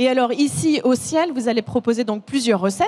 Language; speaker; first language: French; native; French